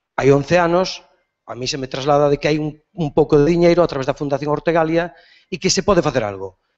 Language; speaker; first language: Galician; native; Galician